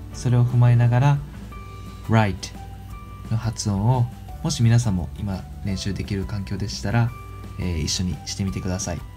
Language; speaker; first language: Japanese; native; Japanese